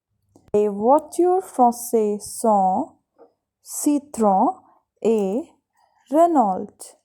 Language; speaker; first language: French; non-native, fluent; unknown